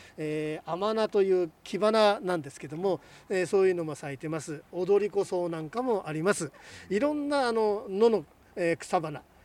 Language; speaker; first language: Japanese; native; Japanese